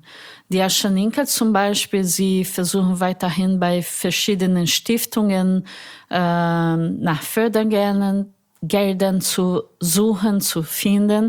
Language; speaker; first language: German; non-native, fluent; Portuguese